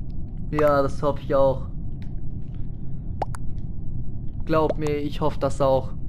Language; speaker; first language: German; native; German